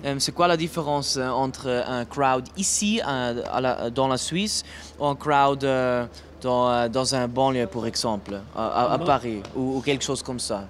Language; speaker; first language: French; non-native, learner; German